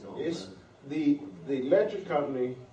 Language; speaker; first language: English; native; English